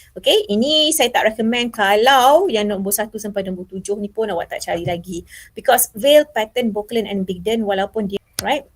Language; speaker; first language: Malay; native; Malay